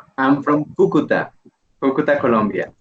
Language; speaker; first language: English; non-native, fluent; Spanish